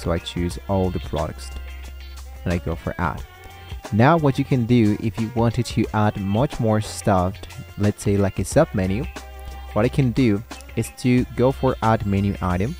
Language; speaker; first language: English; non-native, fluent; Spanish